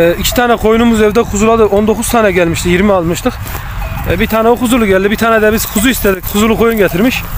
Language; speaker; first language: Turkish; native; Turkish